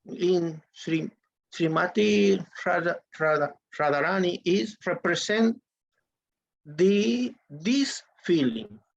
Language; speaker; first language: English; non-native, learner; Spanish